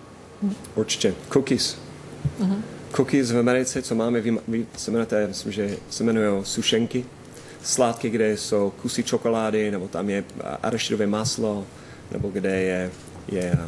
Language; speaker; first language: Czech; non-native, fluent; English